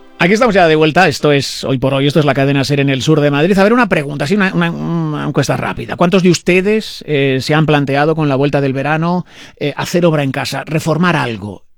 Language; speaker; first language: Spanish; native; Spanish